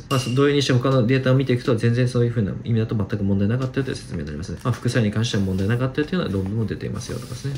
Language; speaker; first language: Japanese; native; Japanese